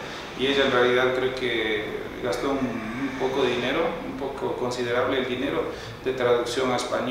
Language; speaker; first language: Spanish; native; Spanish